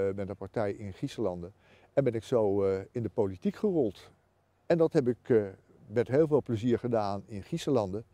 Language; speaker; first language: Dutch; native; Dutch